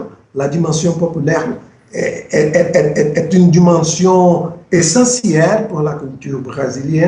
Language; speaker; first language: French; non-native, fluent; Portuguese